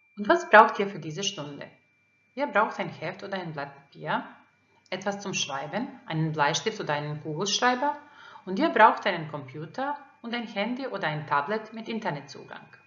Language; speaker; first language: German; non-native, fluent; Croatian